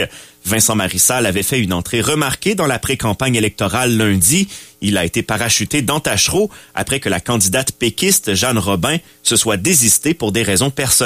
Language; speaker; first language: French; native; French